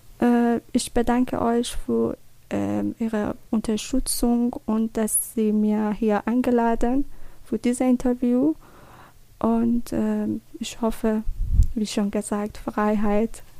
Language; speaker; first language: German; non-native, learner; Persian